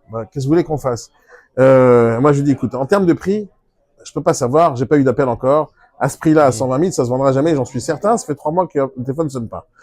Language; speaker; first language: French; non-native, fluent; Hebrew